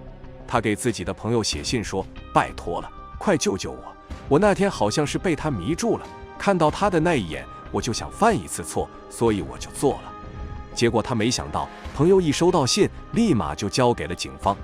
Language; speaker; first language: Chinese; native; Chinese